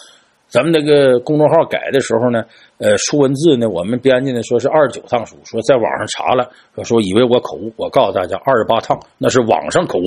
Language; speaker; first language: Chinese; native; Chinese